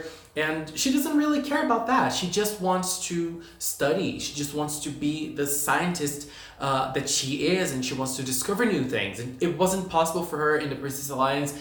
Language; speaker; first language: English; non-native, fluent; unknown